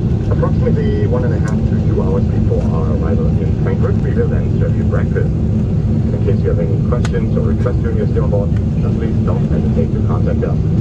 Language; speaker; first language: English; non-native, fluent; German